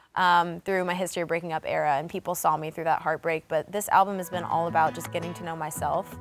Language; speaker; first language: English; native; English